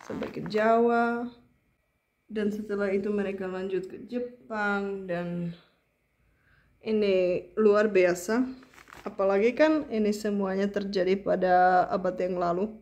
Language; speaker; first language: Indonesian; non-native, fluent; Czech